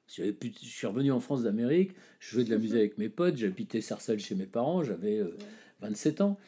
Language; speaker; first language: French; native; French